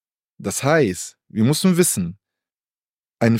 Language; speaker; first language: German; non-native, learner; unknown